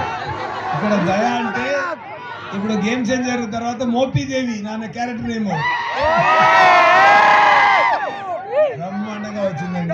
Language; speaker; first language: Telugu; non-native, learner; Tamil